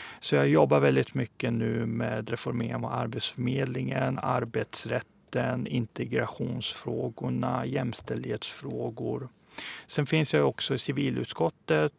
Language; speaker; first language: Swedish; early bilingual, other home language; Persian